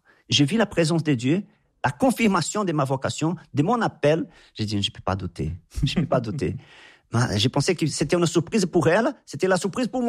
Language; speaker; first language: French; non-native, fluent; Portuguese